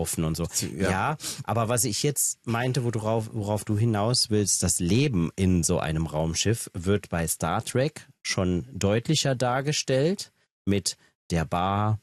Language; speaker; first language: German; native; German